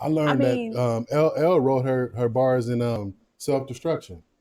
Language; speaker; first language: English; native; English